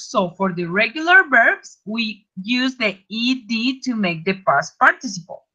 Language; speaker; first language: English; non-native, fluent; Spanish